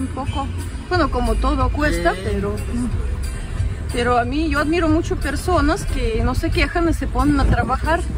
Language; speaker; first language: Spanish; non-native, fluent; Russian